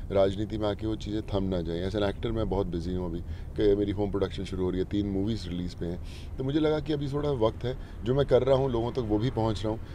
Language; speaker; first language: Hindi; native; Hindi